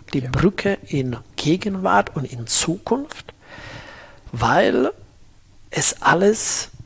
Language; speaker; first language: German; non-native, fluent; Slovak